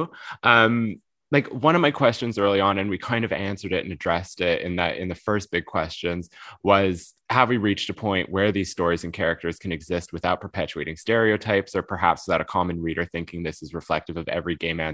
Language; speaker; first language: English; native; English